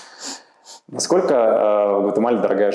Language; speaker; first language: Russian; native; Russian